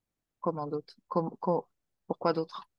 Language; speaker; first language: French; native; French